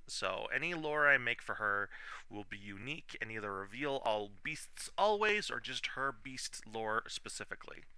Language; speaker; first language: English; native; English